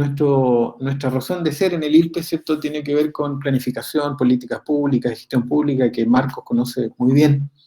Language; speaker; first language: Spanish; native; Spanish